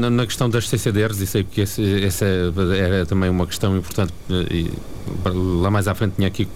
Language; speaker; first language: Portuguese; native; Portuguese